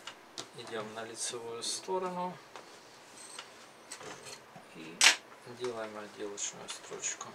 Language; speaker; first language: Russian; native; Russian